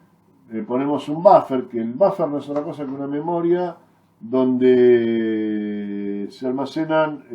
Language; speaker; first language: Spanish; native; Spanish